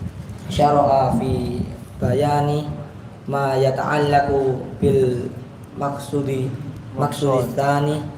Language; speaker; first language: Arabic; non-native, learner; Indonesian